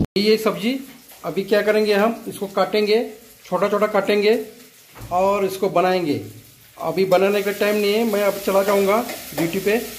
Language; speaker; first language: Hindi; non-native, local second language; Marathi